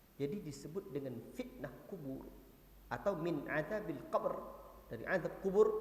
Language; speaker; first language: Malay; non-native, local second language; Minangkabau